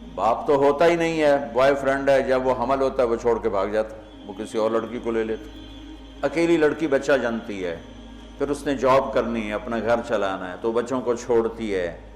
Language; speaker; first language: Urdu; non-native, local second language; Punjabi